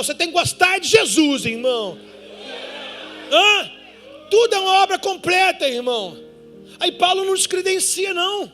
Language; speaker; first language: Portuguese; native; Portuguese